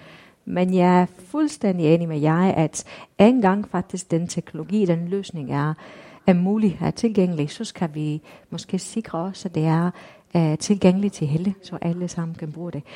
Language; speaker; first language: Danish; non-native, fluent; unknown